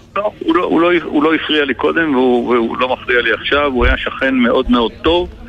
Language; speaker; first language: Hebrew; native; Hebrew